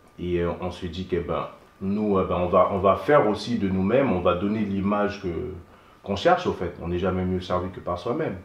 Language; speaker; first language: French; non-native, local second language; Haitian Creole